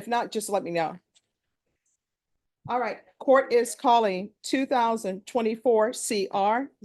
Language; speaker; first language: English; native; English